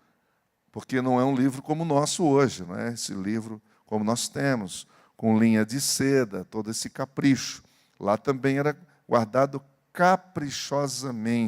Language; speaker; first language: Portuguese; native; Portuguese